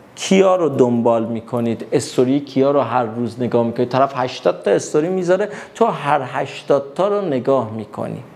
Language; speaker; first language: Persian; native; Persian